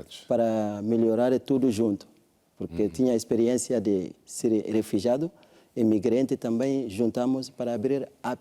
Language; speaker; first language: Portuguese; non-native, learner; French